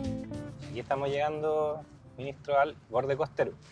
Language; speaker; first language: Spanish; native; Spanish